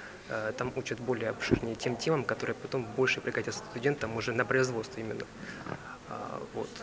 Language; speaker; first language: Russian; native; Russian